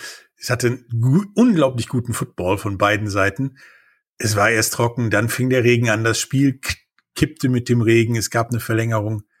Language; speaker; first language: German; native; German